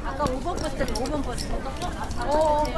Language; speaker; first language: Korean; native; Korean